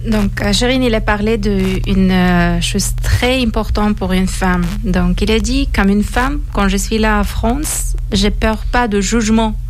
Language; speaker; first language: French; non-native, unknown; Persian